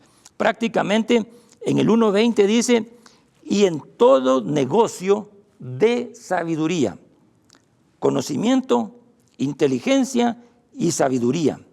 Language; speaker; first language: Spanish; native; Spanish